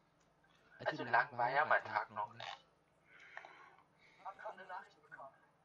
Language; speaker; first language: German; native; German